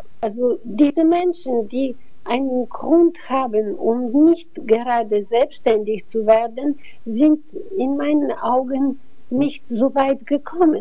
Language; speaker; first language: German; non-native, fluent; Bulgarian